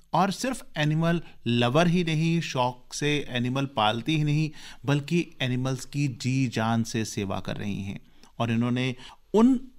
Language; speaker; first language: Hindi; native; Hindi